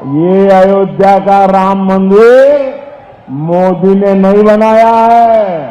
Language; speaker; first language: Hindi; non-native, local second language; Gujarati